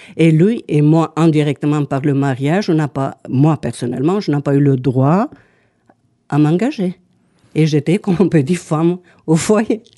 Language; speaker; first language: French; non-native, fluent; Romanian